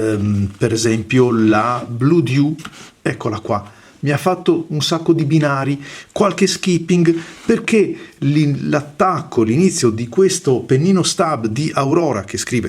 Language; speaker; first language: Italian; native; Italian